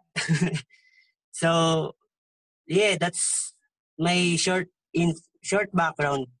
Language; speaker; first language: English; non-native, local second language; Filipino